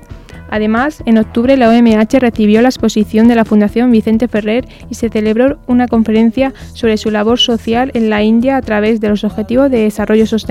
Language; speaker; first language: Spanish; native; Spanish